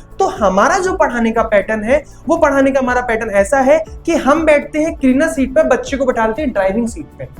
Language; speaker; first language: Hindi; native; Hindi